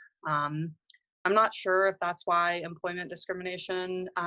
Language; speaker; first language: English; native; English